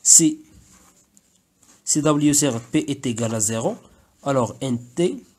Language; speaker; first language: French; non-native, local second language; Arabic